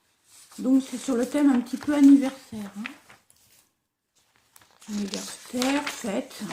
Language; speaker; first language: French; native; French